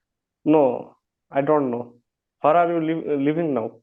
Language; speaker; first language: English; non-native, learner; Bangla